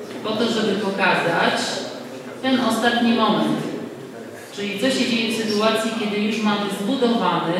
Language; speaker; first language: Polish; native; Polish